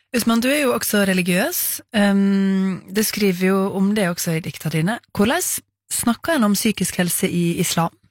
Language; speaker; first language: Norwegian; native; Norwegian